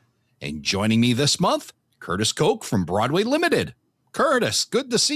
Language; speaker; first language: English; native; English